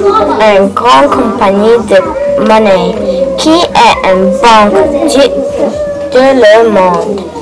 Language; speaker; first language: French; non-native, learner; English